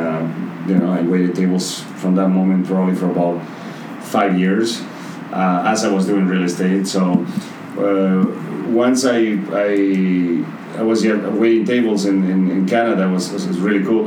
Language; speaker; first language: English; non-native, fluent; Spanish